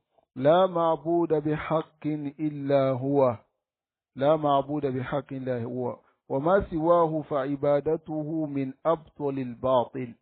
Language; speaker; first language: Arabic; non-native, fluent; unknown